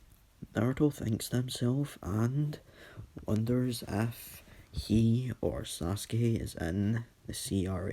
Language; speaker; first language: English; native; English